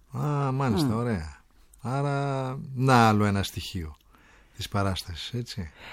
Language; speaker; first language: Greek; native; Greek